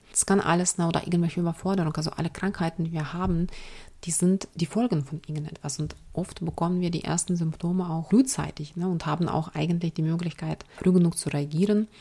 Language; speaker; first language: German; non-native, fluent; Ukrainian